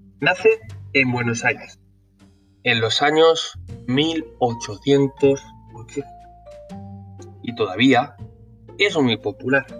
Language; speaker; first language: Spanish; non-native, learner; Norwegian